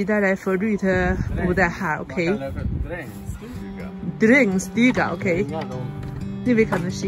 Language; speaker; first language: Swedish; non-native, learner; Chinese